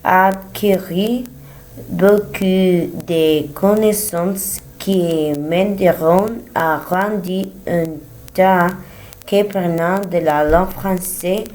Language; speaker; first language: French; non-native, learner; Spanish